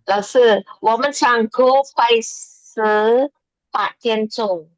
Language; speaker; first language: Chinese; non-native, learner; Indonesian